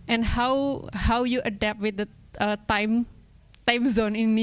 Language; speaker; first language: English; non-native, local second language; Indonesian